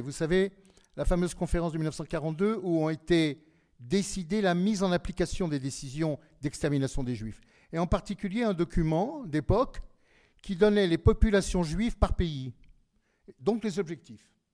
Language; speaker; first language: French; native; French